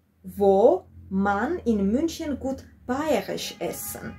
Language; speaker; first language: German; non-native, fluent; Georgian